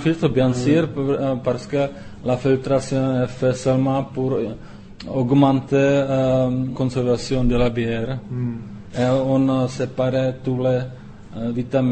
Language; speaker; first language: French; non-native, learner; Czech